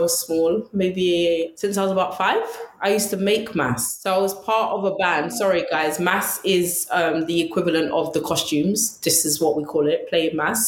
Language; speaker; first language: English; native; English